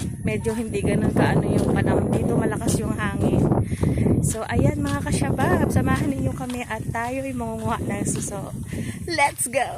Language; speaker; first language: Filipino; non-native, local second language; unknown